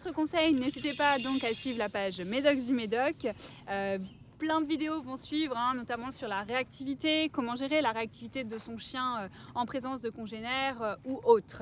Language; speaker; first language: French; native; French